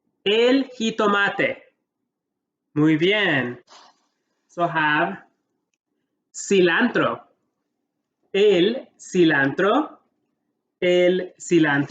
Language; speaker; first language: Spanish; early bilingual, heritage; English